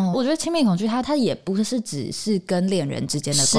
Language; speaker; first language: Chinese; native; Chinese